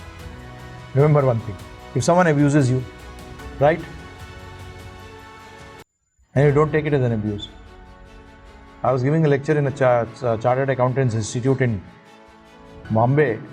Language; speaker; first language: English; non-native, local second language; Hindi